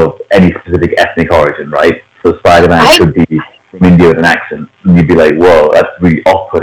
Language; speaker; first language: English; non-native, local second language; Punjabi